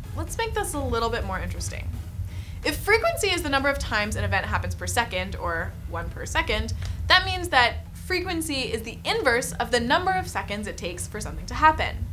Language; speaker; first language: English; native; English